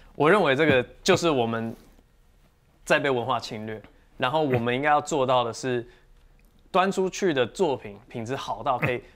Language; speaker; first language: Chinese; native; Chinese